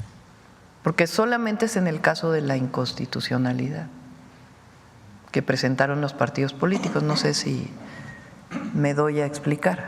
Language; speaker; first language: Spanish; native; Spanish